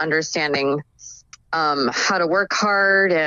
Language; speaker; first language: English; native; English